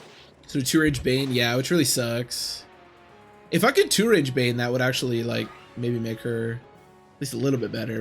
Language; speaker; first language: English; native; English